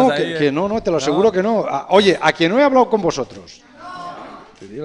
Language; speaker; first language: Spanish; native; Spanish